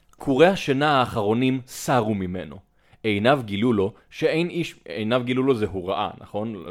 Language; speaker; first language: Hebrew; native; Hebrew